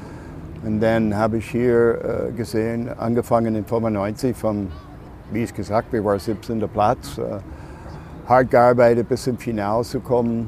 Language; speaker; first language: German; non-native, fluent; English